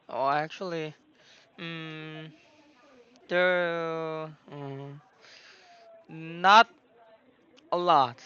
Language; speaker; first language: English; non-native, learner; Korean